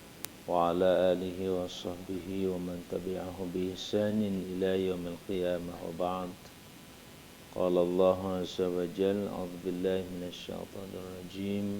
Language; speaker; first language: Arabic; non-native, fluent; Indonesian